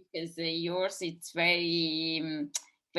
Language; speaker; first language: English; non-native, fluent; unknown